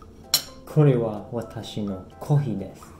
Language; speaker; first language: Japanese; non-native, learner; English